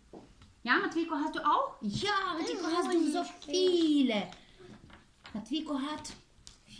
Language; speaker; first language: German; non-native, fluent; Ukrainian